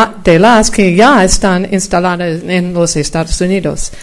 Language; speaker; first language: Spanish; non-native, fluent; English